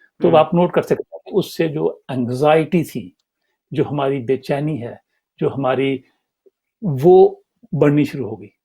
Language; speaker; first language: Urdu; native; Urdu